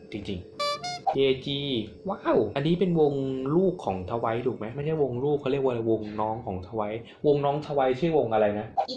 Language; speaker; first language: Thai; native; Thai